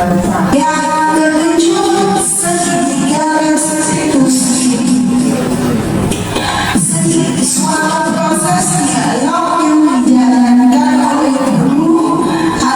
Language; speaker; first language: Indonesian; native; Indonesian